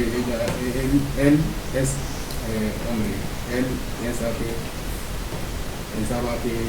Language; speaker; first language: Spanish; non-native, learner; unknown